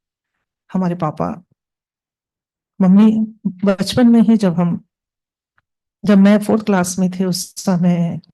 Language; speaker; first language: Hindi; native; Hindi